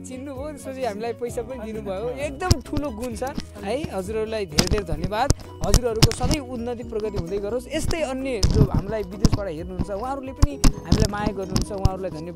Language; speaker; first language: Nepali; native; Nepali